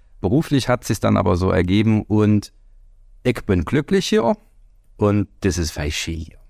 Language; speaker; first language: German; native; German